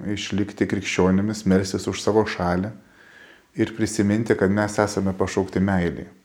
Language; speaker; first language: Lithuanian; native; Lithuanian